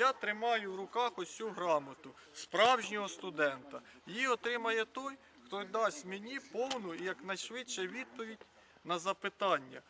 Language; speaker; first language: Ukrainian; native; Ukrainian